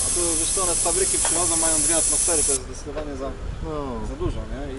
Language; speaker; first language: Polish; native; Polish